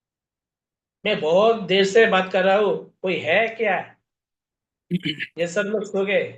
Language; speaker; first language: Hindi; non-native, fluent; Bangla